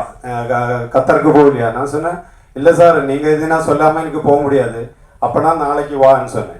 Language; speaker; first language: Tamil; non-native, learner; Malayalam